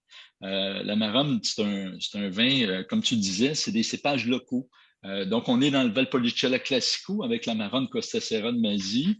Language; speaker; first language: French; native; French